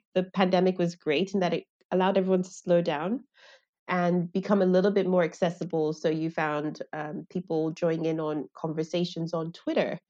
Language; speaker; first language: English; non-native, local second language; Yoruba